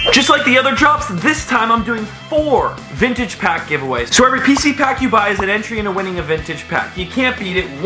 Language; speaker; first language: English; native; English